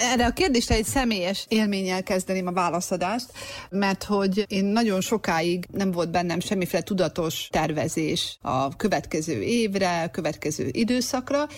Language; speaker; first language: Hungarian; native; Hungarian